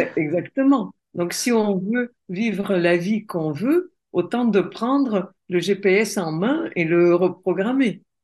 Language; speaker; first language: French; non-native, fluent; Russian